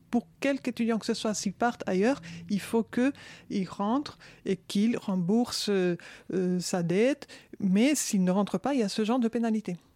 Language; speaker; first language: French; non-native, fluent; Spanish